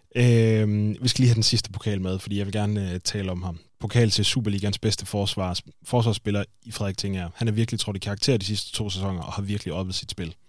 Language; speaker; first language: Danish; native; Danish